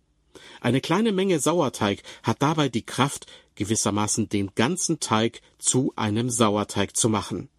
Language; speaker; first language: German; native; German